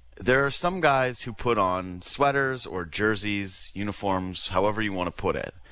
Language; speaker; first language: English; native; English